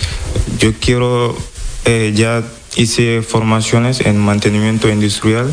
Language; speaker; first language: Spanish; non-native, learner; Wolof